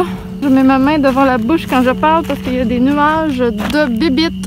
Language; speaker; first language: French; native; French